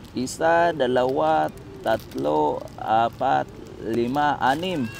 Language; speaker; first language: Filipino; native; Filipino